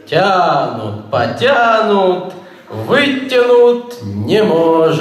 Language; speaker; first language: Russian; non-native, learner; Lithuanian